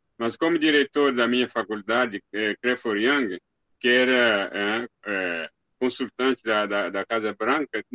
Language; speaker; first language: Portuguese; non-native, fluent; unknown